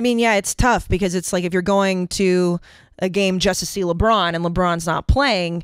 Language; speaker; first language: English; native; English